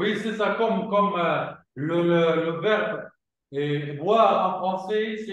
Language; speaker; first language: French; non-native, fluent; Arabic